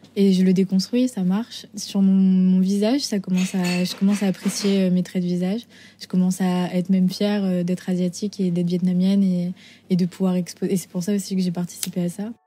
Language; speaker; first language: French; native; French